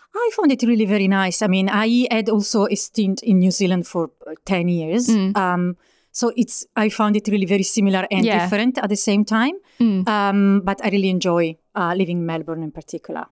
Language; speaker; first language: English; non-native, fluent; Italian